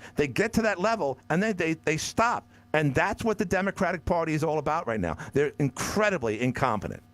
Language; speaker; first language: English; native; English